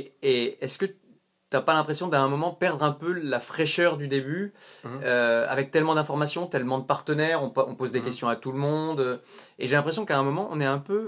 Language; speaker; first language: French; native; French